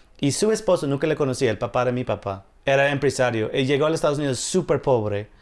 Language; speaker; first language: Spanish; non-native, fluent; English